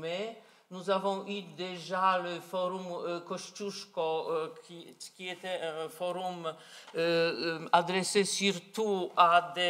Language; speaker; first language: French; non-native, fluent; Polish